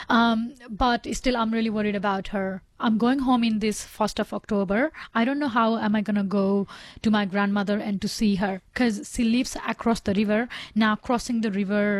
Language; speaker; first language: English; non-native, local second language; Nepali